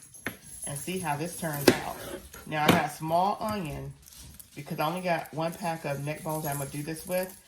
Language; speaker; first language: English; native; English